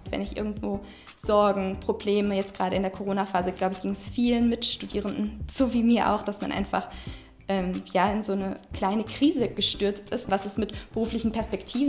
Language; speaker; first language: German; native; German